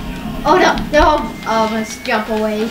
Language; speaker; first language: English; native; English